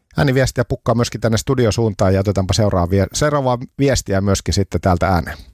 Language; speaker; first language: Finnish; native; Finnish